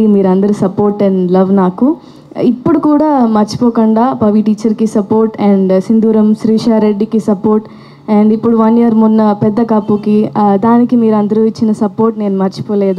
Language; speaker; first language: Telugu; non-native, learner; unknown